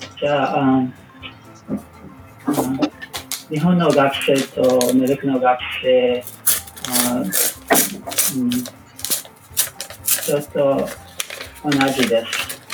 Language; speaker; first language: Japanese; non-native, learner; English